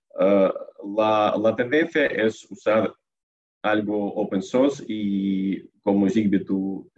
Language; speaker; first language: Spanish; non-native, learner; Russian